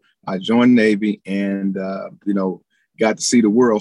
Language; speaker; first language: English; native; English